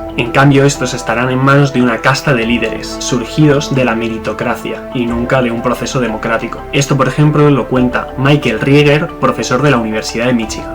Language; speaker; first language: Spanish; native; Spanish